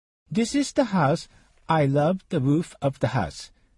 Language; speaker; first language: English; non-native, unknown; Japanese